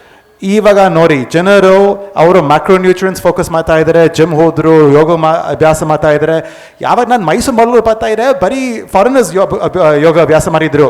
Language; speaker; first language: Kannada; non-native, fluent; English